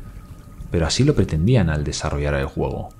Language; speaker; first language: Spanish; native; Spanish